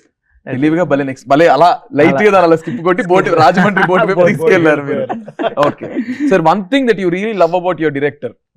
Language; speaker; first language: Telugu; native; Telugu